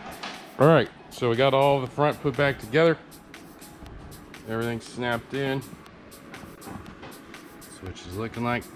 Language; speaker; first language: English; native; English